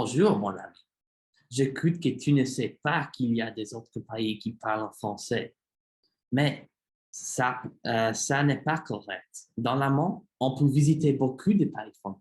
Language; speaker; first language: French; non-native, learner; English